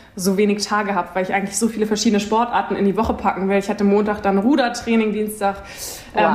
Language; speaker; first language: German; native; German